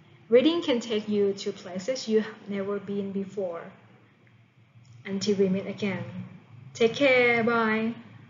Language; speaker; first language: English; non-native, fluent; Thai